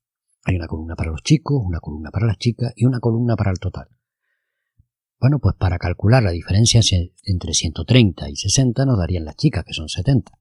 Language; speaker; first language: Spanish; native; Spanish